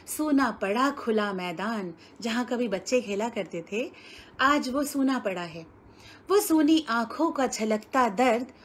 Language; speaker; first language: Hindi; native; Hindi